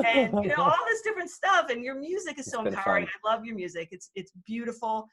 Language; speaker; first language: English; native; English